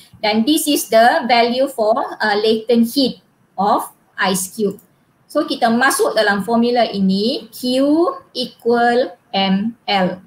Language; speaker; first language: English; non-native, local second language; Malay